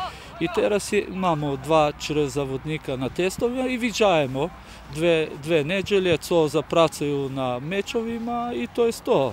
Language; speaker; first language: Polish; non-native, learner; Slovenian